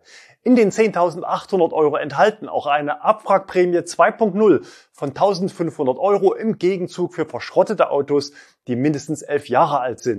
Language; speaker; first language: German; native; German